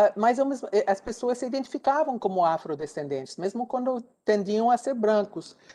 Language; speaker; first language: Portuguese; non-native, fluent; English